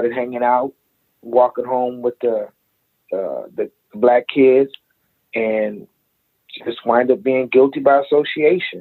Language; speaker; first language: English; native; English